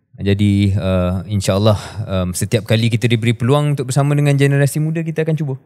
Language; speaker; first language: Malay; native; Malay